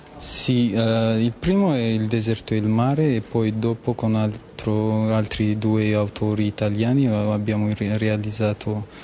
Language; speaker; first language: Italian; non-native, learner; Somali